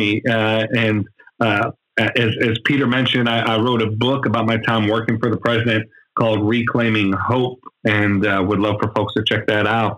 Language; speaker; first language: English; native; English